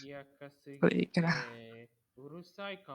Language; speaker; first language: Japanese; non-native, learner; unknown